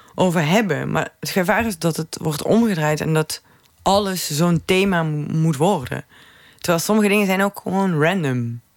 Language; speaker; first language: Dutch; native; Dutch